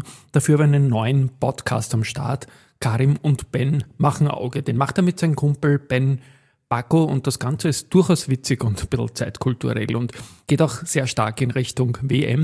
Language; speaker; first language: German; native; German